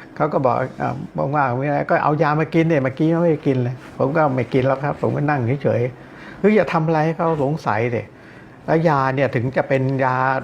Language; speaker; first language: Thai; native; Thai